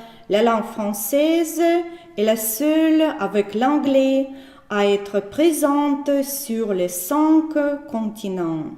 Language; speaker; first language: French; non-native, fluent; Russian